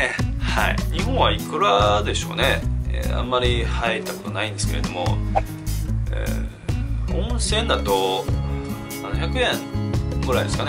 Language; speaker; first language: Japanese; non-native, fluent; Chinese